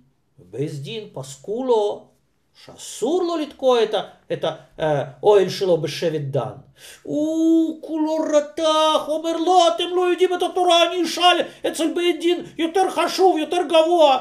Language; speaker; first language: Hebrew; non-native, fluent; Russian